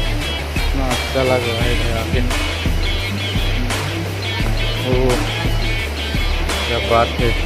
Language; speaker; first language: Hindi; non-native, local second language; Assamese